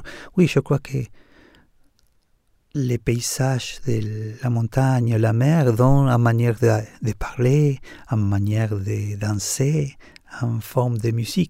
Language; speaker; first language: French; non-native, learner; Spanish